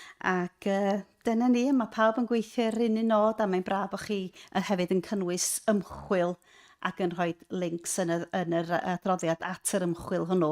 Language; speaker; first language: Welsh; native; Welsh